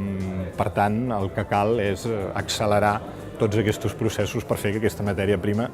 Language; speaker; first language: Catalan; native; Catalan